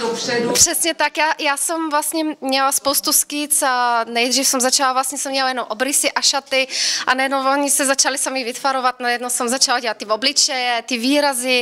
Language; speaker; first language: Czech; early bilingual, other home language; Bulgarian